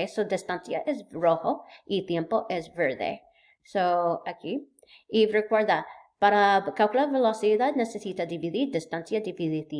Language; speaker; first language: Spanish; non-native, learner; English